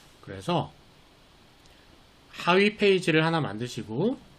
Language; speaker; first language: Korean; native; Korean